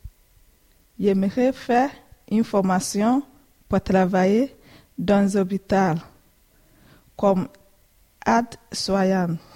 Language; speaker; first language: French; non-native, learner; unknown